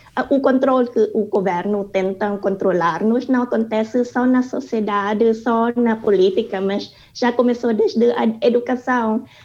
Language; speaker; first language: Portuguese; non-native, fluent; Thai